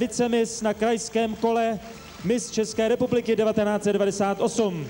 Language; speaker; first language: Czech; native; Czech